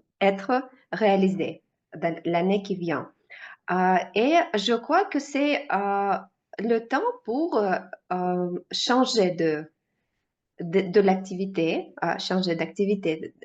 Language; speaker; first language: French; non-native, fluent; Russian